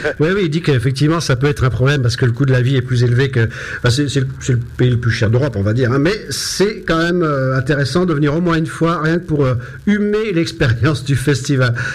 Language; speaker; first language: French; native; French